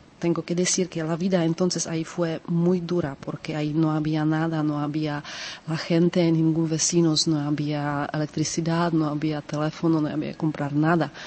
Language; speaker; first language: Spanish; non-native, fluent; Czech